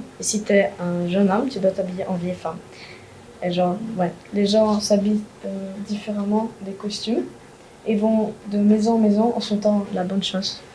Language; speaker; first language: French; non-native, local second language; English